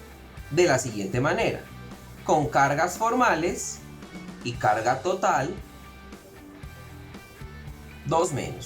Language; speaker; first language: Spanish; native; Spanish